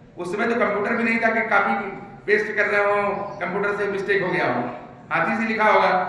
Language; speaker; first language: Hindi; native; Hindi